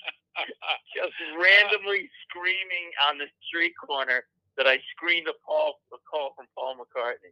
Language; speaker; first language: English; native; English